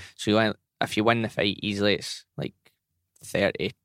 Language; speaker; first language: English; native; English